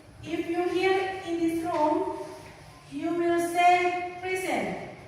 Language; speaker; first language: English; non-native, learner; Indonesian